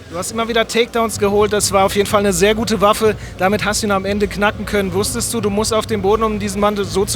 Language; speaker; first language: German; native; German